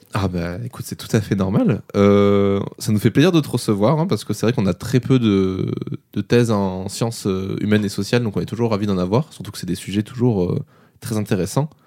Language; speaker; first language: French; native; French